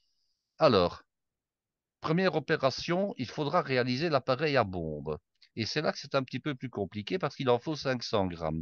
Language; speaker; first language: French; native; French